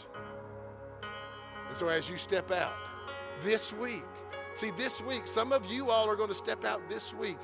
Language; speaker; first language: English; native; English